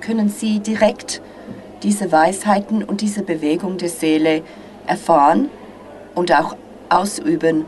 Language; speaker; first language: German; non-native, fluent; English